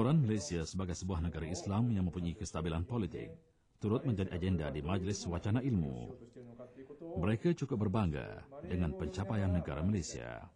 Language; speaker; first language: Malay; native; Malay